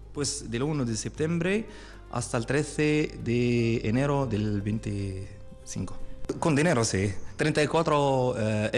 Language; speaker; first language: Spanish; non-native, fluent; Arabic